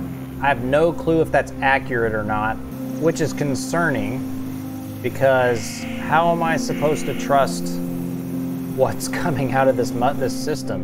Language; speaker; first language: English; native; English